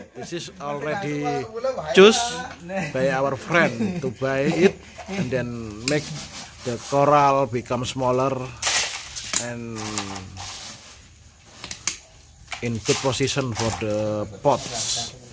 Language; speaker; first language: English; non-native, learner; Indonesian